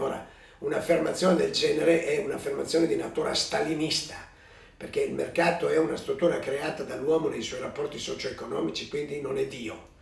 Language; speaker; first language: Italian; early bilingual, other home language; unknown